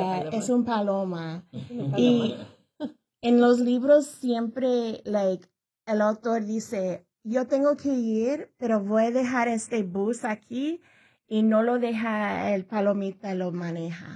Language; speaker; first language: Spanish; early bilingual, heritage; Spanish